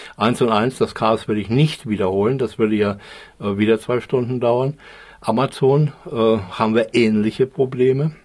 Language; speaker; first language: German; native; German